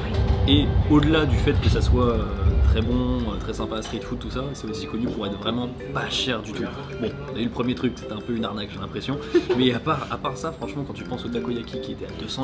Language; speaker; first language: French; native; French